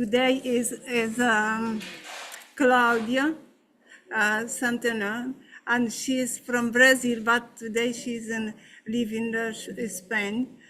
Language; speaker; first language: English; non-native, learner; Portuguese